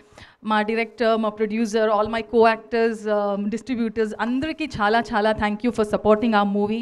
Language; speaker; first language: Telugu; non-native, learner; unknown